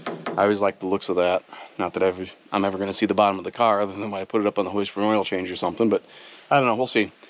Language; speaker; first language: English; native; English